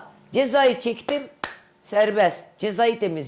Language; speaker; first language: Turkish; non-native, fluent; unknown